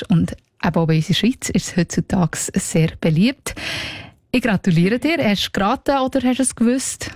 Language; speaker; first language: German; native; German